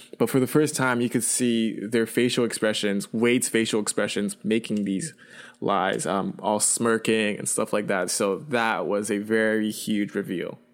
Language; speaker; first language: English; early bilingual, other home language; Chinese